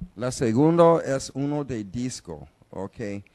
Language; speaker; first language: Spanish; non-native, learner; English